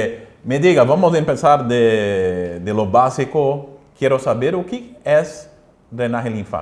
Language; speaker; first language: Spanish; non-native, learner; Portuguese